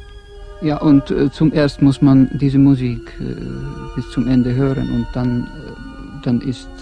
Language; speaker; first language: German; non-native, fluent; Estonian